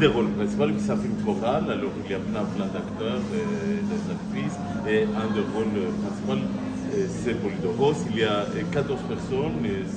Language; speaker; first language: French; non-native, fluent; Greek